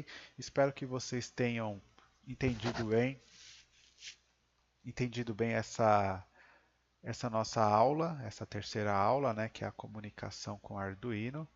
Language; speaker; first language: Portuguese; native; Portuguese